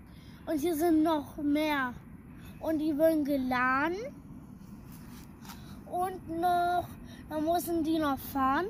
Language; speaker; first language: German; early bilingual, other home language; Urdu